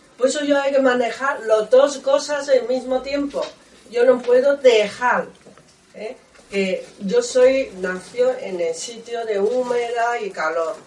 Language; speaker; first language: Spanish; non-native, learner; Chinese